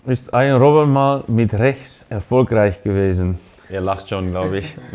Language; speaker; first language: German; non-native, fluent; Dutch